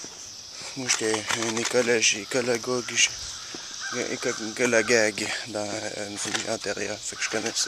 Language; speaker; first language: French; native; French